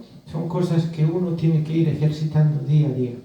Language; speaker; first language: Spanish; native; Spanish